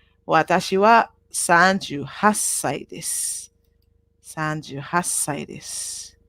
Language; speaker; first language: Japanese; non-native, fluent; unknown